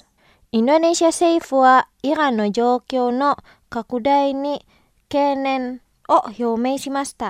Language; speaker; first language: Japanese; non-native, fluent; Indonesian